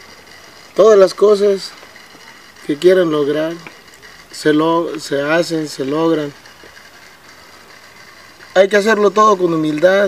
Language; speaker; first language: Spanish; native; Spanish